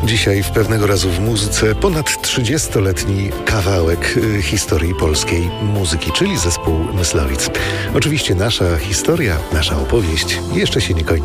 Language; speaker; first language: Polish; native; Polish